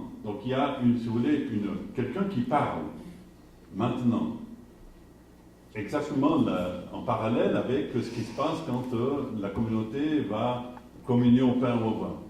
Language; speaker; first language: French; native; French